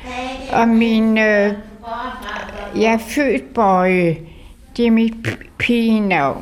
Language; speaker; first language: Danish; native; Danish